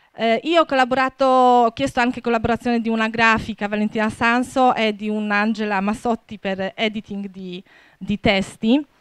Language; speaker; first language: Italian; non-native, fluent; Polish